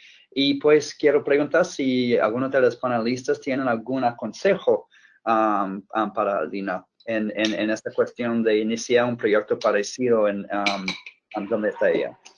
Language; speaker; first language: Spanish; non-native, fluent; English